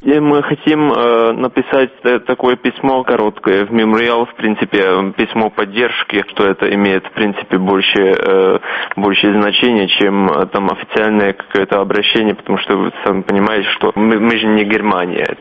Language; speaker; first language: Russian; non-native, fluent; Czech